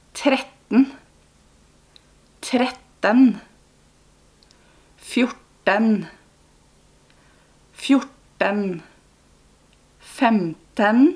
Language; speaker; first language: Norwegian; early bilingual, heritage; Norwegian